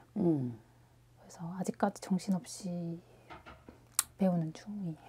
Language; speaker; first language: Korean; native; Korean